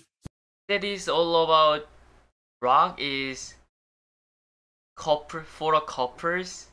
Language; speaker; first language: English; non-native, learner; Korean